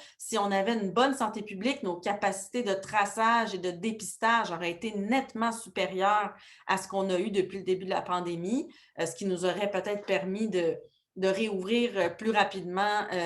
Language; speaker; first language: French; native; French